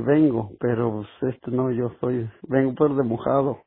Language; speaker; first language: Spanish; native; Spanish